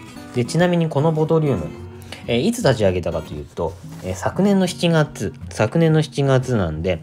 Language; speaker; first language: Japanese; native; Japanese